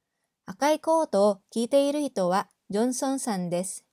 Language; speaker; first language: Japanese; non-native, fluent; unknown